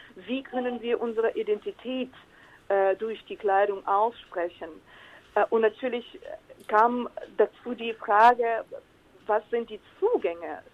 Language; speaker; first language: German; non-native, fluent; Ukrainian